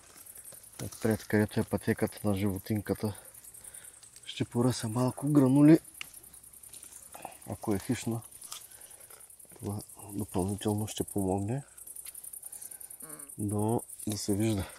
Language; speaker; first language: Bulgarian; native; Bulgarian